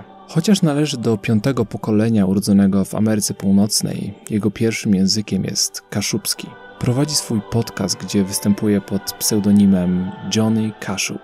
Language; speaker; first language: Polish; native; Polish